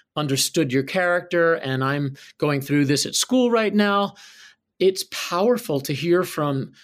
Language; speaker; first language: English; native; English